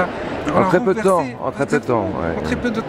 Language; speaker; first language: French; native; French